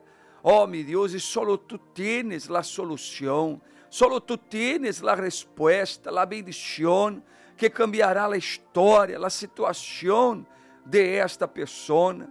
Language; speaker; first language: Spanish; non-native, fluent; Portuguese